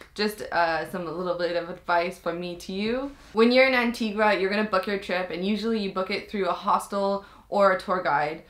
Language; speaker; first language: English; native; English